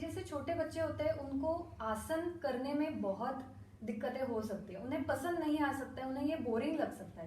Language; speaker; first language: Hindi; non-native, local second language; Marathi